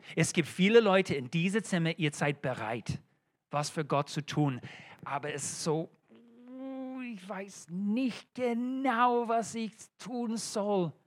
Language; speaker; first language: German; non-native, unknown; English